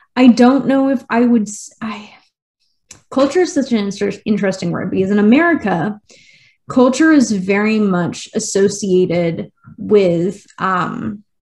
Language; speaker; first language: English; native; English